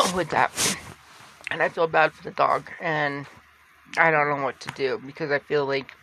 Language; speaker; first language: English; native; English